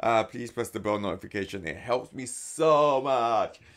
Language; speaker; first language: English; native; English